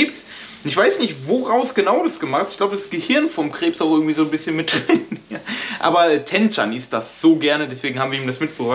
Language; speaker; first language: German; native; German